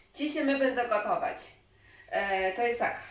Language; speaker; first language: Polish; non-native, learner; Chinese